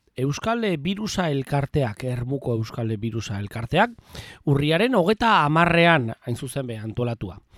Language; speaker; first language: Basque; native; Basque